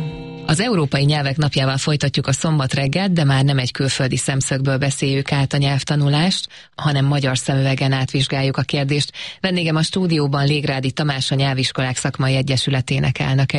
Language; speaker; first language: Hungarian; native; Hungarian